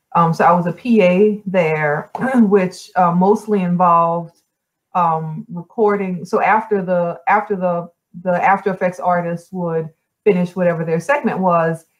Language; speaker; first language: English; native; English